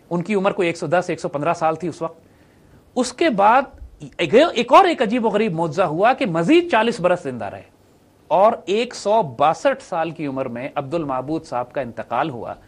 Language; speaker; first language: Urdu; native; Urdu